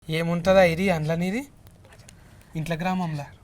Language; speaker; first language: Telugu; native; Telugu